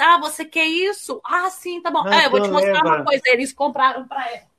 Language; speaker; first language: Portuguese; early bilingual, heritage; Portuguese